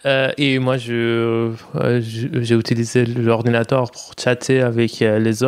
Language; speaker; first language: French; non-native, fluent; Persian